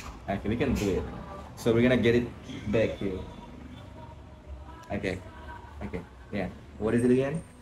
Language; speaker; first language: English; non-native, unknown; Indonesian